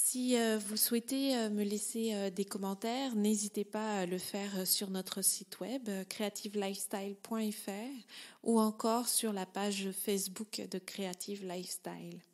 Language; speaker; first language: French; native; French